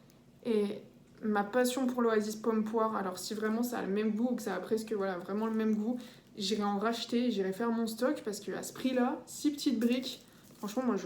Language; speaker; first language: French; native; French